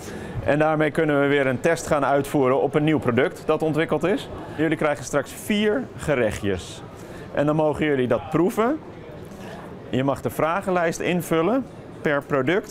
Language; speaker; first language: Dutch; native; Dutch